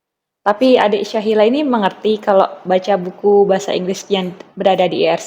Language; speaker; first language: Indonesian; native; Indonesian